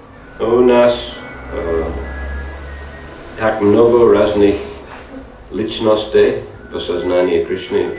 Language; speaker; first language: Russian; non-native, learner; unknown